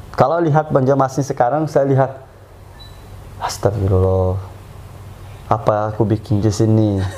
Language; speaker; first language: Indonesian; non-native, fluent; Portuguese